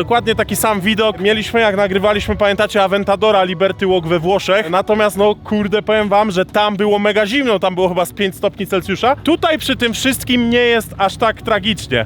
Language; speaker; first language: Polish; native; Polish